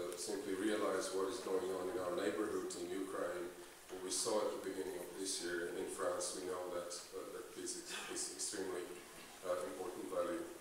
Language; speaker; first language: English; non-native, fluent; Slovak